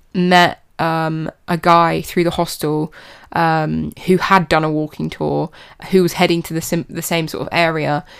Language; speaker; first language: English; native; English